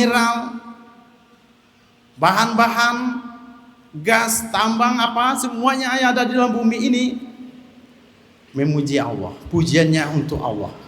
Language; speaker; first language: Indonesian; native; Indonesian